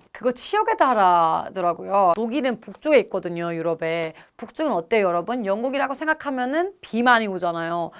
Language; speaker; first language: Korean; non-native, fluent; German